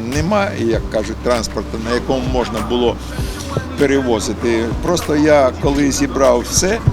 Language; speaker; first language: Ukrainian; native; Ukrainian